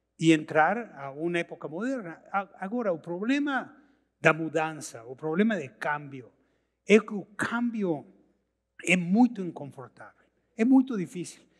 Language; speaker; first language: Portuguese; non-native, learner; Spanish